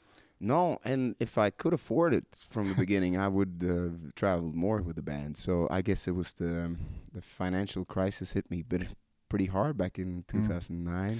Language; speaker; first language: English; non-native, fluent; Norwegian